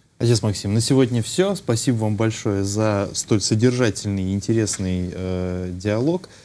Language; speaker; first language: Russian; native; Russian